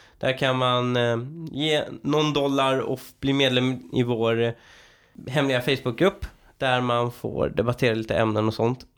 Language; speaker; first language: Swedish; early bilingual, other home language; Persian